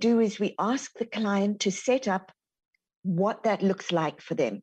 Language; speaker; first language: English; native; English